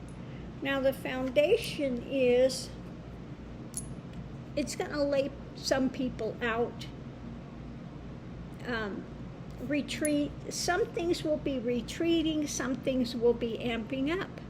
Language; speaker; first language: English; native; English